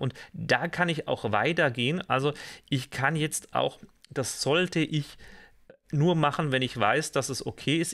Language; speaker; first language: German; native; German